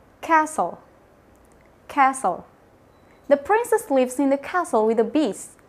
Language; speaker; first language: English; non-native, fluent; Indonesian